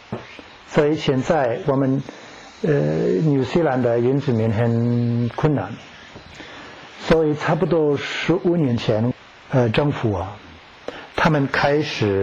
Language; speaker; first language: Chinese; non-native, learner; English